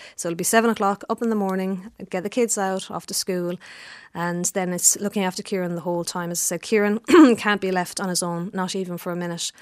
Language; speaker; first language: English; native; English